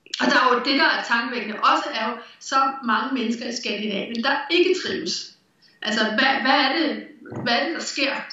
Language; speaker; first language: Danish; native; Danish